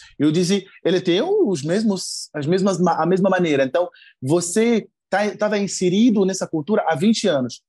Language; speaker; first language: Portuguese; non-native, fluent; Arabic